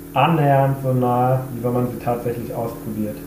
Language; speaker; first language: German; native; German